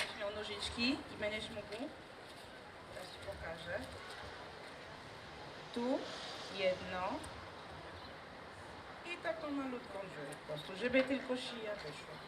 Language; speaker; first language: Polish; non-native, fluent; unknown